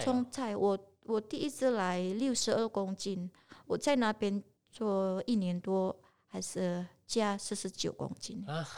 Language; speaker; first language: Chinese; non-native, learner; Indonesian